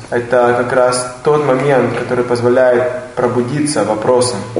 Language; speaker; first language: Russian; native; Russian